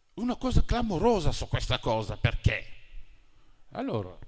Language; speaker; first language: Italian; non-native, fluent; Wolof